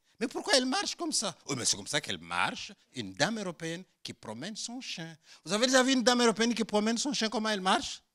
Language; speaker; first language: French; non-native, local second language; Luba-Lulua